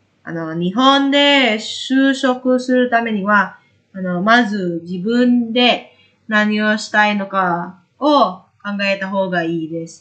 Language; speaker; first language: Japanese; non-native, learner; Indonesian